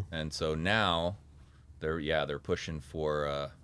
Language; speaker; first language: English; native; English